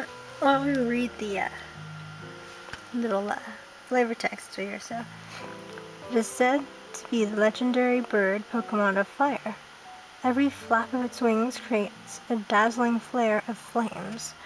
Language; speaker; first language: English; native; English